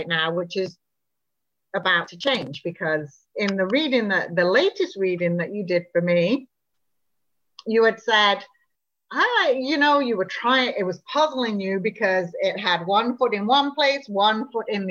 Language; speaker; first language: English; native; English